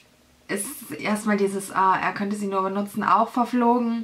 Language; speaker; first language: German; native; German